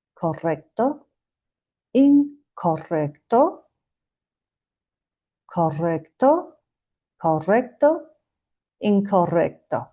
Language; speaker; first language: Spanish; non-native, fluent; Mongolian